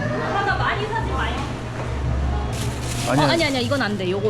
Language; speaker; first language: Korean; native; Korean